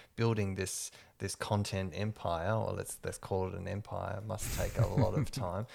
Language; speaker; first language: English; native; English